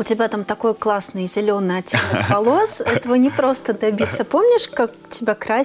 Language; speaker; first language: Russian; native; Russian